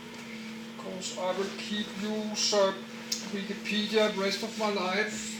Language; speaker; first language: English; non-native, learner; Danish